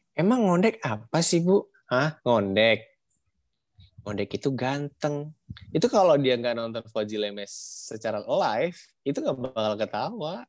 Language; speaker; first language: Indonesian; native; Indonesian